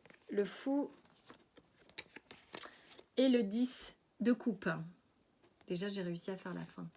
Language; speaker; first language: French; native; French